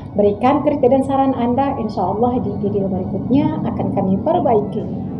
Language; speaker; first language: Indonesian; native; Indonesian